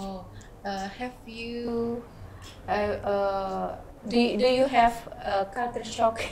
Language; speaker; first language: English; non-native, learner; Indonesian